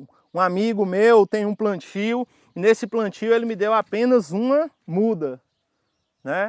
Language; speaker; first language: Portuguese; native; Portuguese